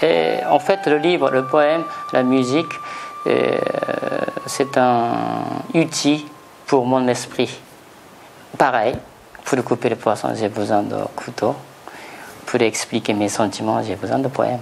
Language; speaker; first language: French; non-native, fluent; Japanese